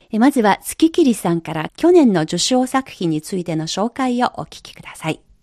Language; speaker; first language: Japanese; non-native, fluent; Chinese